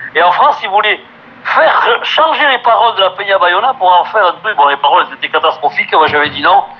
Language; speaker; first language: French; native; French